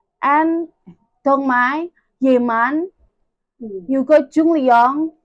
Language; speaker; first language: Cantonese; non-native, learner; Indonesian